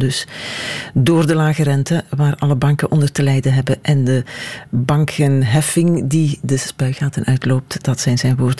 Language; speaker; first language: Dutch; native; Dutch